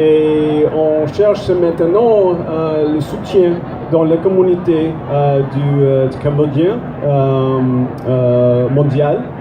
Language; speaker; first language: French; non-native, learner; English